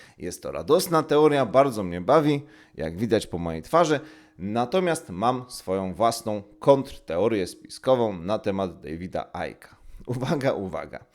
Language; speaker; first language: Polish; native; Polish